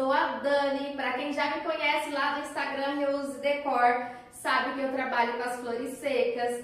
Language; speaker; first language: Portuguese; native; Portuguese